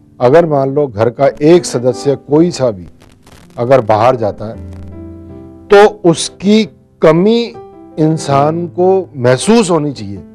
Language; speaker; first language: Hindi; native; Hindi